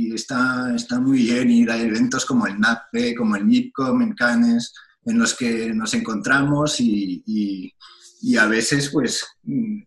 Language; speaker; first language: Spanish; non-native, fluent; French